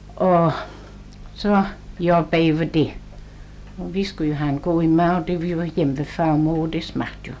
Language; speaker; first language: Danish; native; Danish